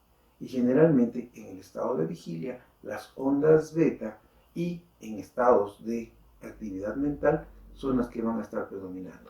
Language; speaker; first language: Spanish; native; Spanish